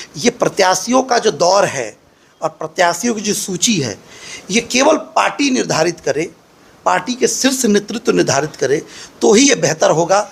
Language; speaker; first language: Hindi; native; Hindi